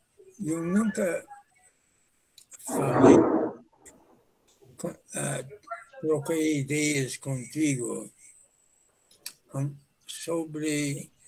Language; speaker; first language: Portuguese; non-native, fluent; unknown